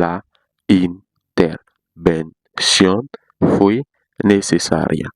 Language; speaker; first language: Spanish; non-native, learner; Haitian Creole